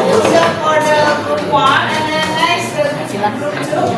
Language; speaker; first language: English; non-native, learner; Indonesian